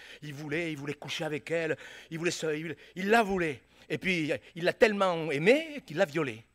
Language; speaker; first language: French; native; French